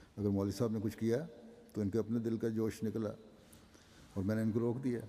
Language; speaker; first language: Urdu; native; Urdu